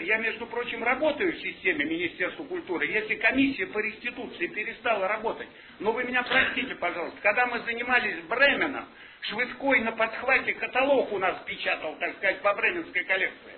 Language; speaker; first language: Russian; native; Russian